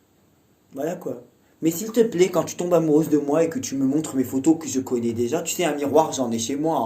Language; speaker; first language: French; native; French